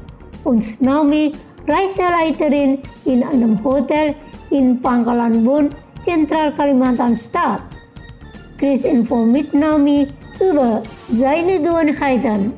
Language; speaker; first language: German; non-native, fluent; Indonesian